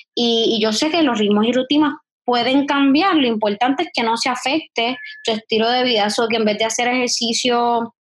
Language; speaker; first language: Spanish; native; Spanish